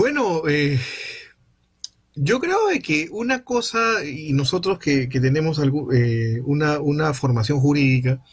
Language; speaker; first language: Spanish; native; Spanish